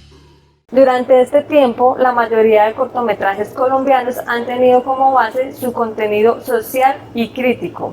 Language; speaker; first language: Spanish; native; Spanish